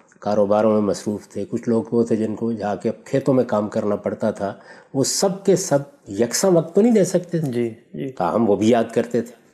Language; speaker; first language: Urdu; non-native, local second language; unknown